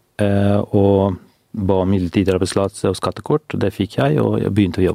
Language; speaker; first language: Norwegian; non-native, fluent; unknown